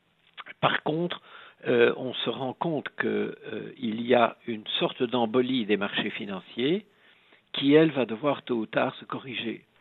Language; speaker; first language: French; native; French